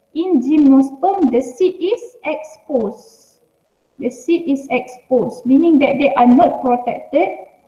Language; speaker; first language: English; non-native, local second language; Malay